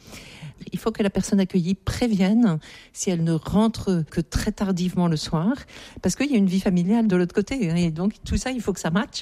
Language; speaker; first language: French; native; French